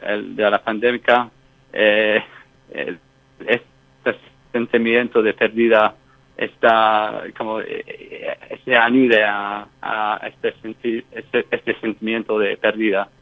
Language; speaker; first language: Spanish; non-native, fluent; English